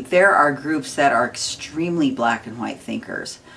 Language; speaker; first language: English; native; English